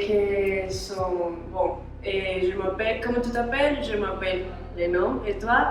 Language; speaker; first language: French; non-native, learner; Spanish